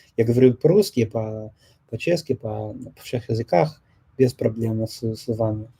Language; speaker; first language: Russian; non-native, learner; English